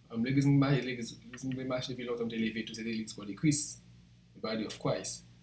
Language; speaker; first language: French; non-native, local second language; Haitian Creole